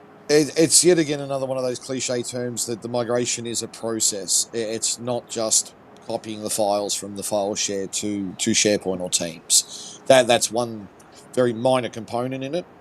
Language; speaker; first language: English; native; English